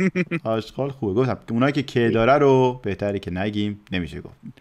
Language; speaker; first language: Persian; native; Persian